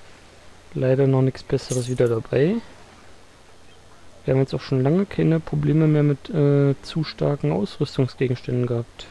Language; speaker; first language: German; native; German